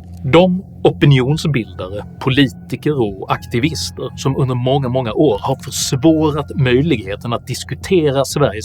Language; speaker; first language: Swedish; native; Swedish